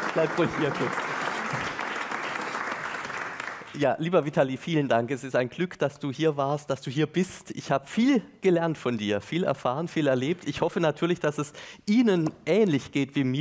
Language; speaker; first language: German; native; German